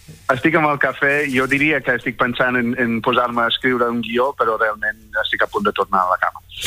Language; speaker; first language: Catalan; non-native, fluent; English